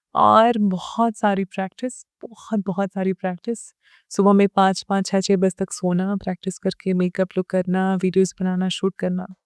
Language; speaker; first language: Hindi; early bilingual, heritage; Hindi